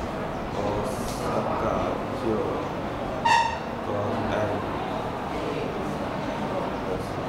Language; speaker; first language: Japanese; non-native, learner; Chinese